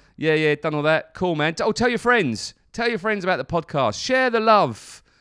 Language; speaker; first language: English; native; English